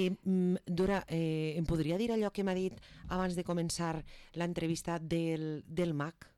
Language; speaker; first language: Catalan; native; Catalan